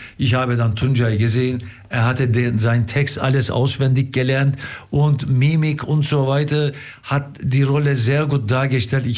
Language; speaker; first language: German; non-native, fluent; Turkish